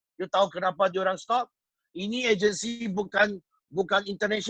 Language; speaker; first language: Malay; non-native, local second language; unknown